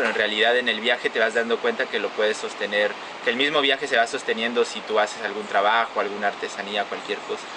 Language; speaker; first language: Spanish; native; Spanish